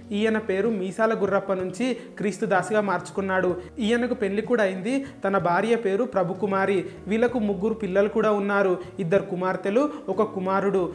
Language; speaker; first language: Telugu; native; Telugu